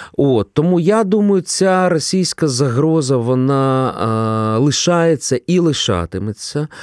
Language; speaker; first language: Ukrainian; non-native, local second language; Russian